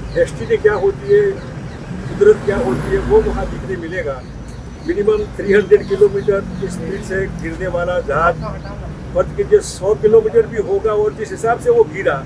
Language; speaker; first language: Hindi; non-native, local second language; Gujarati